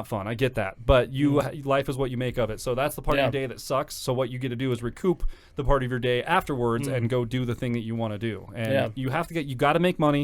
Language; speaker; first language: English; native; English